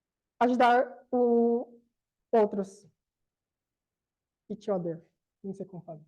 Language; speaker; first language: Portuguese; non-native, learner; Korean